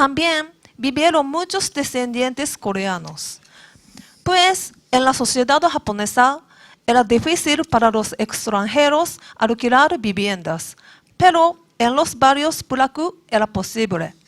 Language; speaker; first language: Spanish; non-native, learner; Japanese